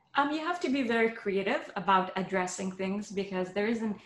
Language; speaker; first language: English; non-native, fluent; Arabic